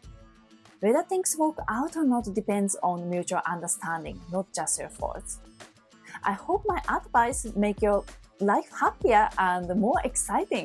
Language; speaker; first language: English; non-native, fluent; Japanese